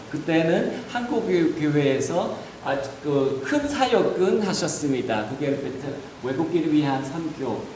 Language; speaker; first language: Korean; non-native, fluent; Vietnamese